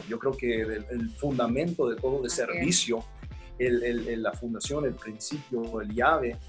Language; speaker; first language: Spanish; early bilingual, heritage; Spanish